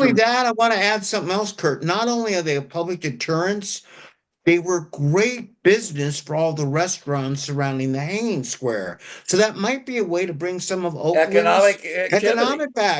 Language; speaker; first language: English; native; English